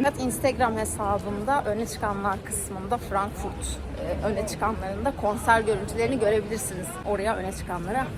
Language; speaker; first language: Turkish; native; Turkish